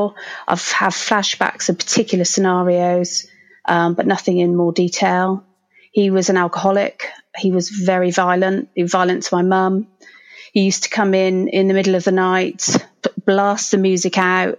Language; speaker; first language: English; native; English